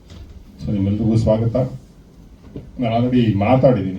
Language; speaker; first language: Kannada; native; Kannada